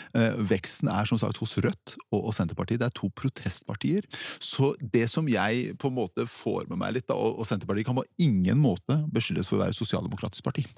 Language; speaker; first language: Norwegian; early bilingual, other home language; Persian